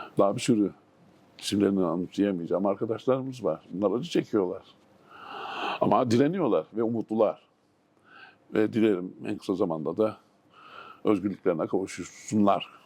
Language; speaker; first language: Turkish; native; Turkish